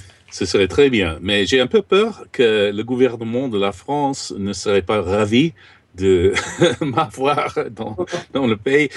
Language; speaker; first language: French; non-native, fluent; English